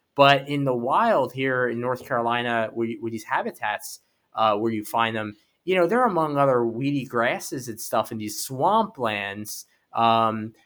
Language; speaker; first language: English; native; English